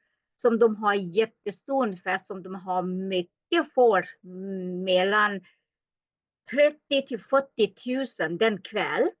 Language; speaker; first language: Swedish; non-native, learner; Thai